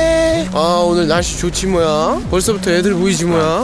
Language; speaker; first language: Korean; native; Korean